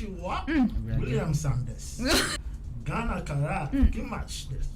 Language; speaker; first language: Japanese; non-native, learner; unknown